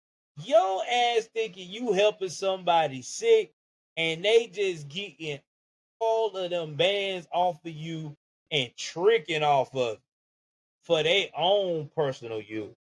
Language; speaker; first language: English; native; English